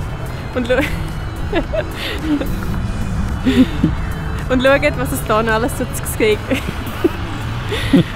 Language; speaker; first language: German; native; German